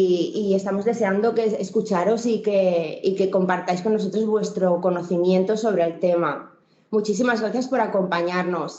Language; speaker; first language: Spanish; native; Spanish